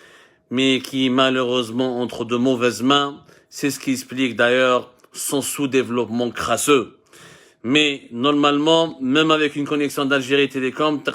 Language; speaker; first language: French; non-native, local second language; Arabic